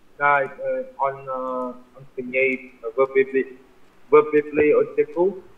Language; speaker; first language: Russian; non-native, learner; Vietnamese